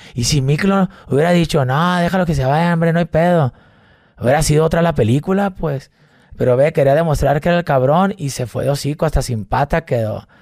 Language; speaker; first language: Spanish; native; Spanish